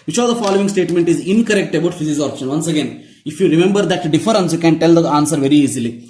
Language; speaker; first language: English; non-native, local second language; Kannada